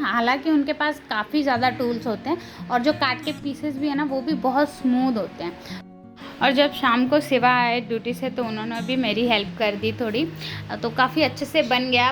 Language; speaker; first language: Hindi; non-native, local second language; Telugu